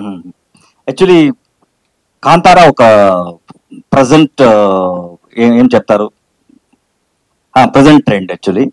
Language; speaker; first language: Telugu; non-native, learner; Kannada